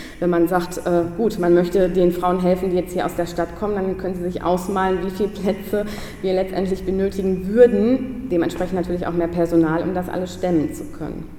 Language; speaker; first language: German; native; German